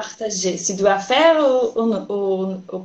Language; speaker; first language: French; non-native, learner; Portuguese